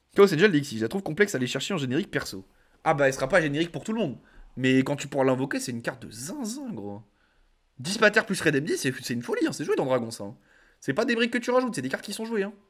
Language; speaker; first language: French; native; French